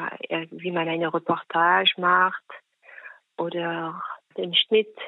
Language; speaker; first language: German; non-native, fluent; French